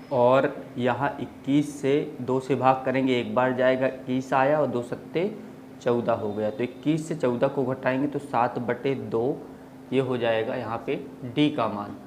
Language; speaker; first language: Hindi; native; Hindi